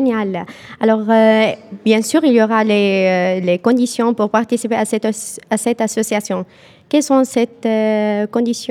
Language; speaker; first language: French; non-native, fluent; Arabic